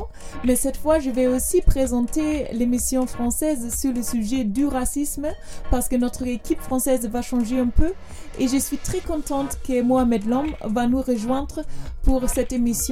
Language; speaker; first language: French; non-native, fluent; German